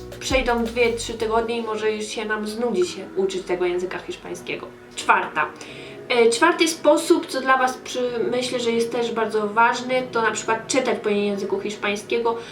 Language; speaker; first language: Polish; early bilingual, heritage; Polish